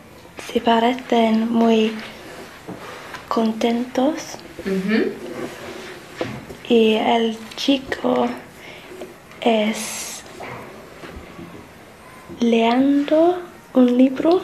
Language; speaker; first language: Spanish; non-native, learner; English